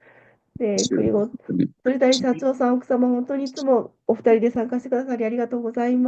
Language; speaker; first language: Japanese; non-native, fluent; Korean